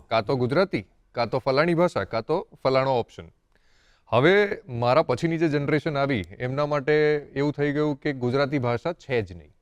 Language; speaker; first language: Gujarati; native; Gujarati